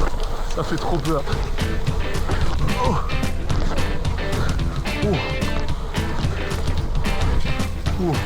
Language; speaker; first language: French; native; French